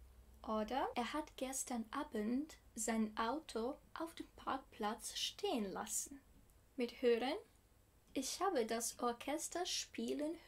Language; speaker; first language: German; non-native, fluent; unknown